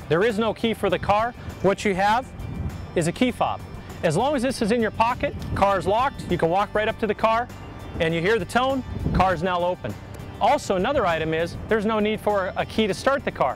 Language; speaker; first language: English; native; English